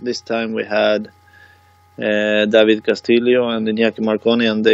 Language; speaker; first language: English; non-native, fluent; Swedish